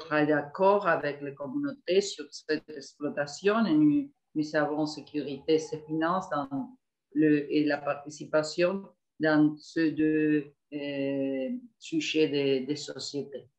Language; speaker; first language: French; non-native, fluent; Spanish